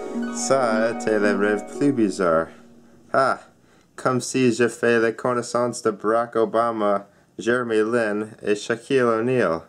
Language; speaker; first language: French; non-native, learner; English